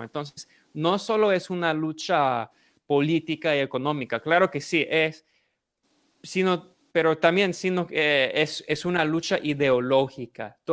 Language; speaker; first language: Spanish; non-native, fluent; English